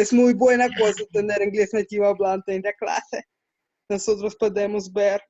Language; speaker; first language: Spanish; non-native, learner; Russian